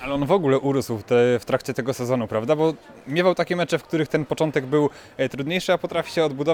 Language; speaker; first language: Polish; native; Polish